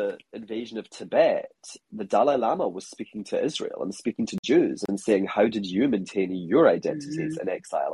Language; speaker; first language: English; native; English